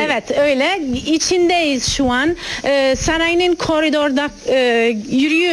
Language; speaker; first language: Turkish; non-native, learner; Italian